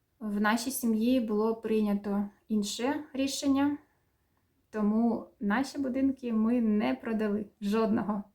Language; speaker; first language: Ukrainian; native; Ukrainian